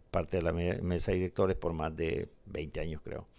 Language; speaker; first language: Spanish; native; Spanish